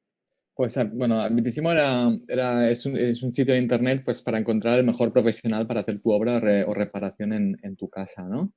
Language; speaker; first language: Spanish; native; Spanish